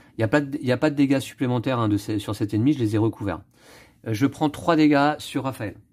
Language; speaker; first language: French; native; French